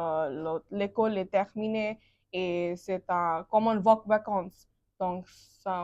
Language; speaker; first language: French; non-native, learner; Bangla